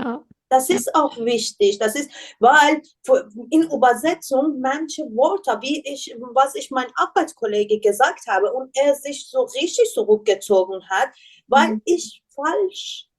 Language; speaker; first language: German; non-native, learner; Persian